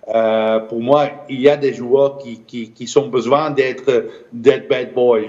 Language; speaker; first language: French; non-native, fluent; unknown